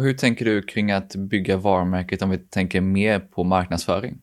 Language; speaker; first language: Swedish; native; Swedish